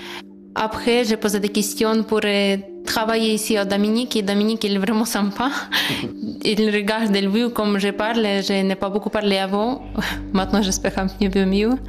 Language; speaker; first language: French; non-native, learner; Ukrainian